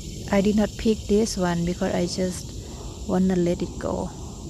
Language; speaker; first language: English; non-native, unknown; Thai